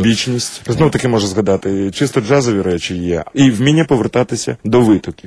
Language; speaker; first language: Ukrainian; native; Ukrainian